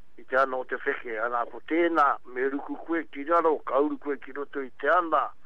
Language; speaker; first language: Māori; native; Māori